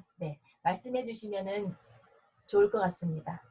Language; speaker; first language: Korean; native; Korean